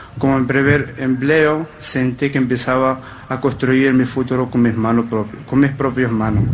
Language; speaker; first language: Spanish; non-native, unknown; Arabic